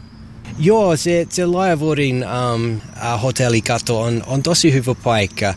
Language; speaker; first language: Finnish; non-native, learner; English